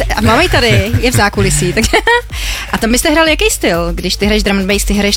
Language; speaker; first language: Czech; native; Czech